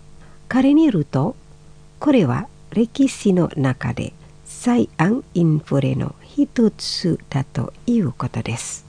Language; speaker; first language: Japanese; non-native, fluent; Indonesian